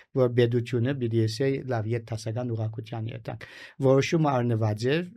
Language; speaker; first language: Armenian; early bilingual, heritage; Armenian